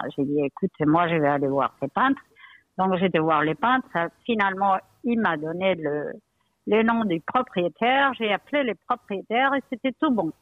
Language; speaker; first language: French; non-native, fluent; Spanish